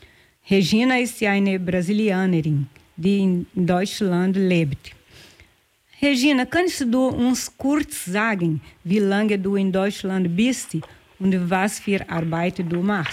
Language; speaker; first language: German; non-native, fluent; Portuguese